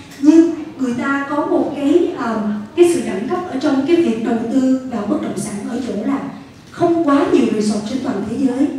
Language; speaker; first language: Vietnamese; native; Vietnamese